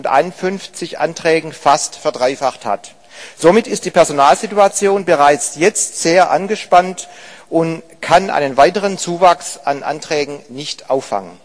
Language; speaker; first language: German; native; German